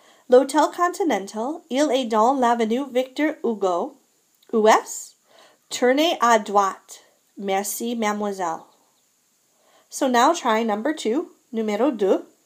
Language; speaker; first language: French; non-native, fluent; English